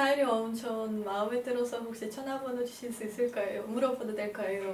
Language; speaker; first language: Korean; non-native, fluent; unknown